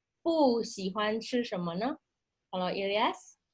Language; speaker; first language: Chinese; non-native, fluent; Indonesian